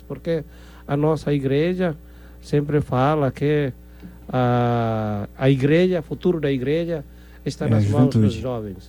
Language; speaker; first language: Portuguese; non-native, fluent; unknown